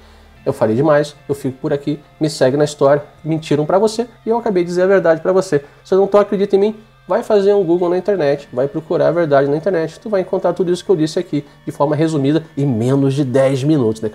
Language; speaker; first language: Portuguese; native; Portuguese